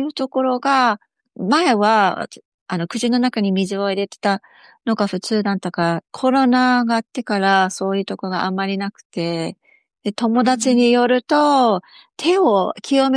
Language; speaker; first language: Japanese; native; Japanese